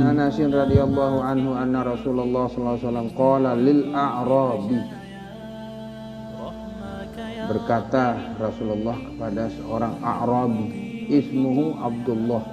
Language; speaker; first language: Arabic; non-native, fluent; Indonesian